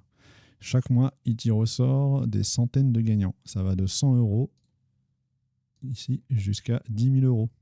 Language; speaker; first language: French; native; French